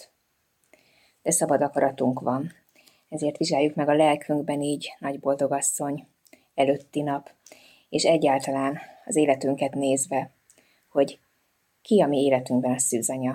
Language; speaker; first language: Hungarian; native; Hungarian